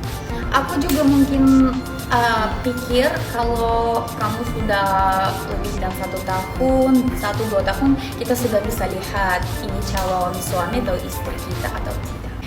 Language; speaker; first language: Indonesian; non-native, learner; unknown